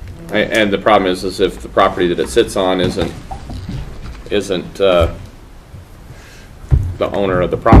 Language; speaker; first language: English; native; English